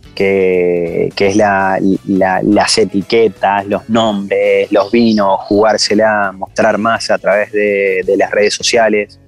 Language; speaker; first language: Spanish; native; Spanish